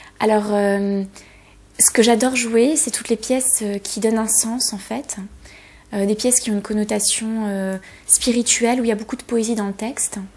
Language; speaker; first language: French; early bilingual, other home language; Polish